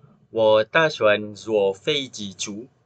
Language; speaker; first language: Chinese; non-native, learner; Malay